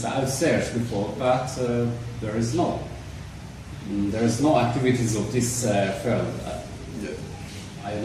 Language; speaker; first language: English; non-native, learner; Arabic